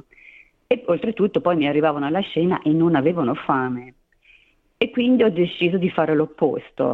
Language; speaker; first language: Italian; native; Italian